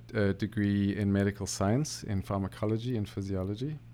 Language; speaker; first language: English; native; English